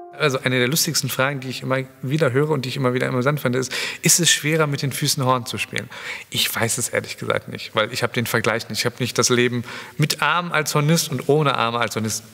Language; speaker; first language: German; native; German